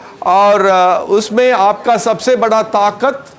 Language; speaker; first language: Hindi; non-native, local second language; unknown